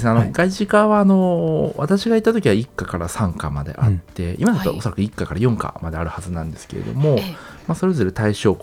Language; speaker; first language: Japanese; native; Japanese